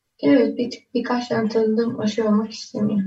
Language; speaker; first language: Turkish; early bilingual, other home language; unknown